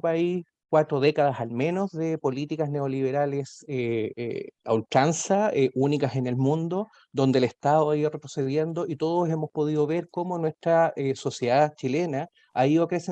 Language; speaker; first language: Spanish; native; Spanish